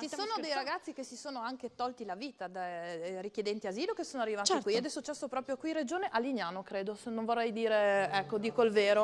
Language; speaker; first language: Italian; native; Italian